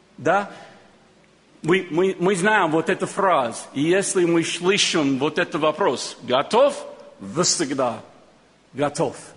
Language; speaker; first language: Russian; non-native, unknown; English